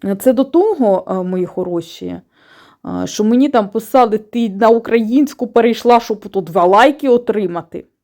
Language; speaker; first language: Ukrainian; non-native, local second language; Russian